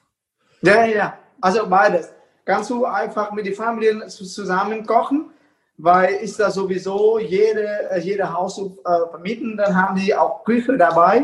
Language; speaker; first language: German; non-native, fluent; Vietnamese